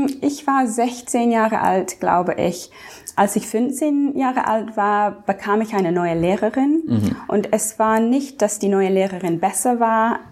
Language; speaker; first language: German; non-native, fluent; English